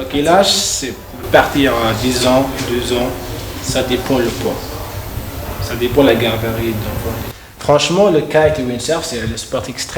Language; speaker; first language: French; non-native, learner; Malagasy